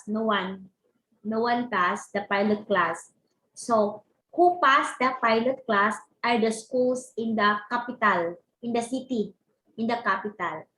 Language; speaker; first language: English; non-native, local second language; Cebuano